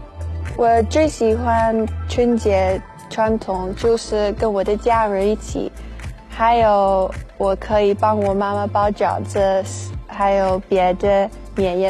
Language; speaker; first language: Chinese; early bilingual, heritage; Chinese